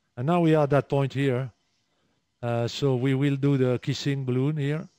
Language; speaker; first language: English; non-native, fluent; French